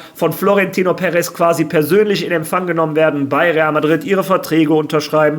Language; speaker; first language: German; native; German